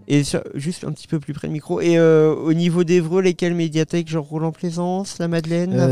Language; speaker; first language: French; native; French